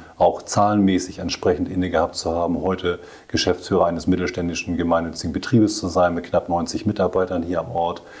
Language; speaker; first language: German; native; German